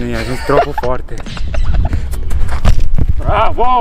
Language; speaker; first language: Italian; non-native, learner; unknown